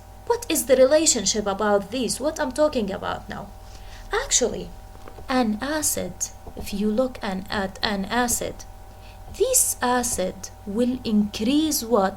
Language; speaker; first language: English; non-native, fluent; Arabic